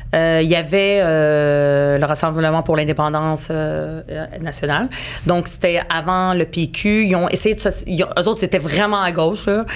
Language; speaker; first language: French; early bilingual, other home language; Arabic